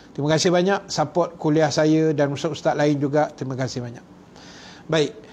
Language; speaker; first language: Malay; native; Malay